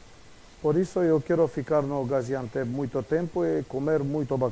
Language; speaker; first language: Portuguese; non-native, fluent; Romanian